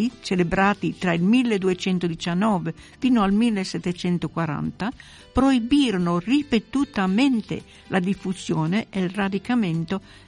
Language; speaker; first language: Italian; native; Italian